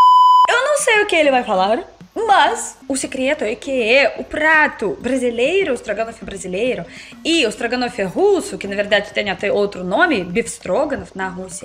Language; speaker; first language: Portuguese; non-native, learner; Russian